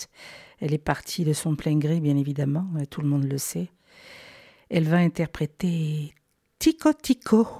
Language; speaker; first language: French; native; French